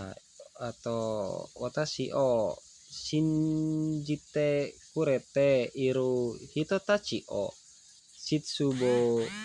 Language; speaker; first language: Japanese; non-native, learner; Indonesian